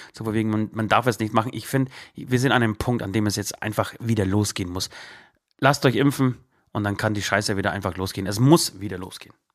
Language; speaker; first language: German; early bilingual, other home language; Polish